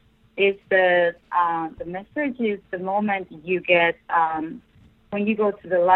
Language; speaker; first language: English; non-native, fluent; Japanese